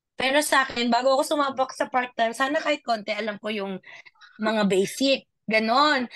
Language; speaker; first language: Filipino; native; Filipino